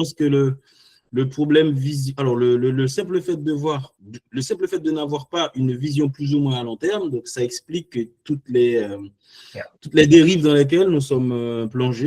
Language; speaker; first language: French; non-native, local second language; Haitian Creole